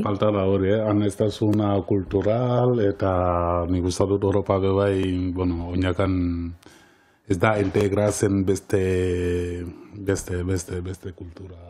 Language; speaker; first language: Basque; non-native, learner; Wolof